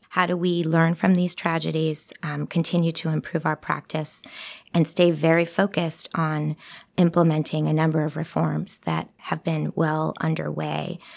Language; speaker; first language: English; early bilingual, other home language; Spanish